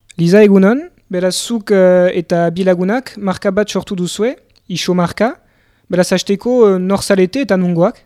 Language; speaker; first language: Basque; native; Basque